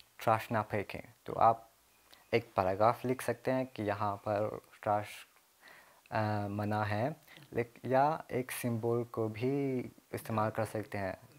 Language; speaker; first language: Hindi; early bilingual, heritage; Hindi